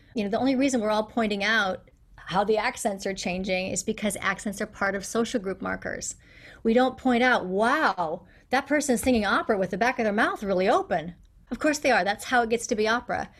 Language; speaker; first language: English; native; English